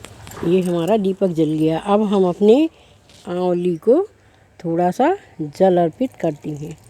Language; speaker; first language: Hindi; native; Hindi